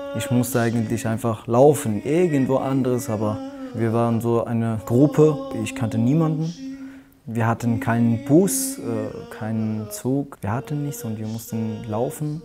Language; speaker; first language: German; non-native, learner; Pashto